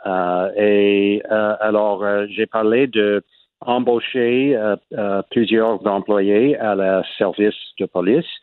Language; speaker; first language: French; non-native, learner; English